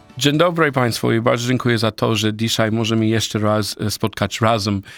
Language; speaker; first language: Polish; non-native, learner; English